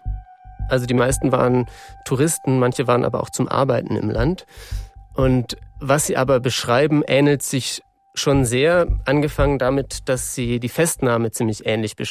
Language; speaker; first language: German; native; German